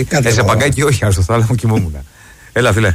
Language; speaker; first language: Greek; native; Greek